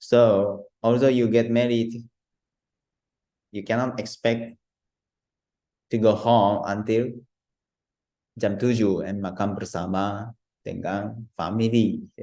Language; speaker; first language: English; non-native, learner; Japanese